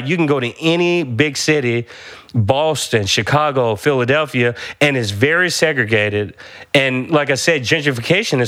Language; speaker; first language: English; native; English